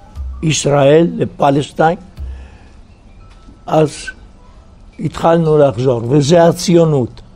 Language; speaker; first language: Hebrew; non-native, fluent; Italian